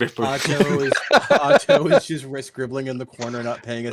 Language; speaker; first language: English; native; English